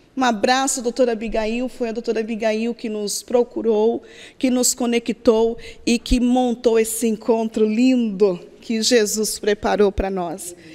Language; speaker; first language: Portuguese; native; Portuguese